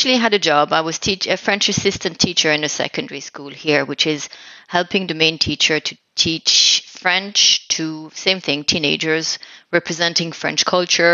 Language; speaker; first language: English; non-native, fluent; French